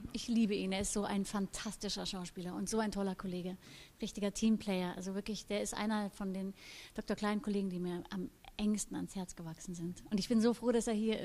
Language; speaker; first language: German; native; German